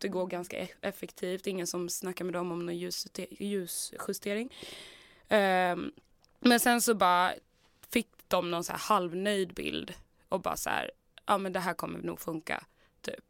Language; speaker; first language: Swedish; native; Swedish